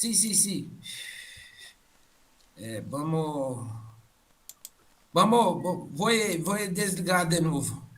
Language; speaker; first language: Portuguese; non-native, learner; Spanish